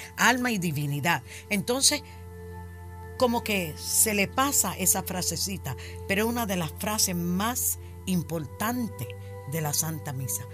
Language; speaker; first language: Spanish; early bilingual, heritage; Spanish